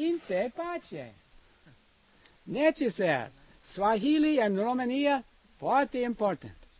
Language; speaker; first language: Romanian; non-native, learner; English